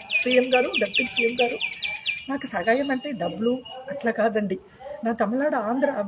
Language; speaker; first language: Telugu; non-native, learner; Tamil